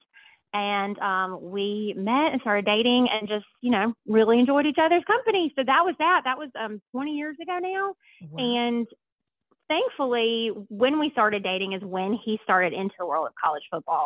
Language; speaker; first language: English; native; English